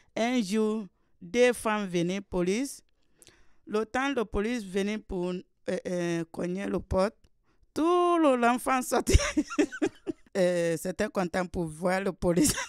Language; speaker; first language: French; non-native, learner; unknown